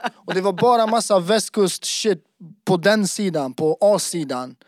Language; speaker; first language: Swedish; native; Swedish